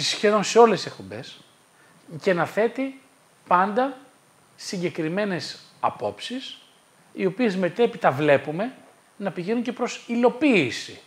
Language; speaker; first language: Greek; native; Greek